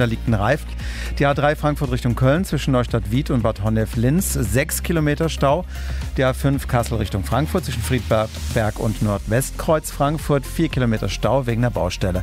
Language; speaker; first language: German; native; German